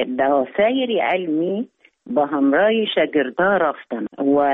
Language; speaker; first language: Persian; non-native, fluent; Arabic